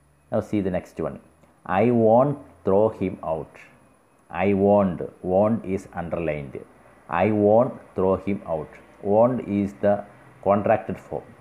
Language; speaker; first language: English; non-native, local second language; Malayalam